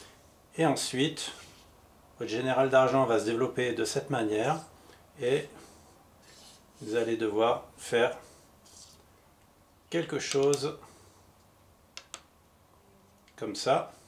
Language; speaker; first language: French; native; French